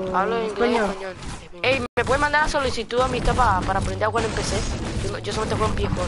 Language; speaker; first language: Spanish; early bilingual, other home language; English